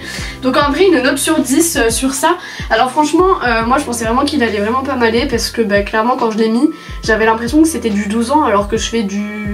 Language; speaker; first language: French; native; French